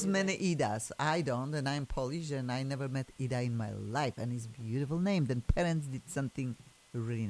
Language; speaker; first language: English; non-native, fluent; Polish